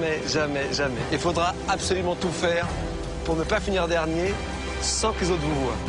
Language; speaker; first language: French; native; French